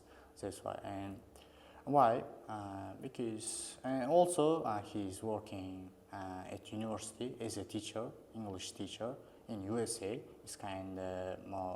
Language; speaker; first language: English; non-native, learner; Uzbek